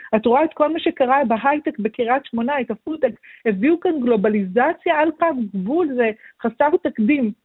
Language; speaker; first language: Hebrew; native; Hebrew